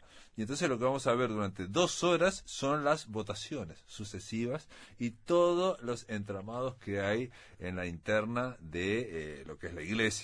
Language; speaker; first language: Spanish; native; Spanish